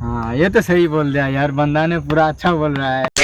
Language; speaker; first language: Hindi; non-native, local second language; Bangla